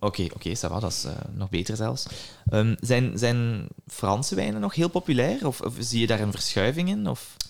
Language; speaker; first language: Dutch; native; Dutch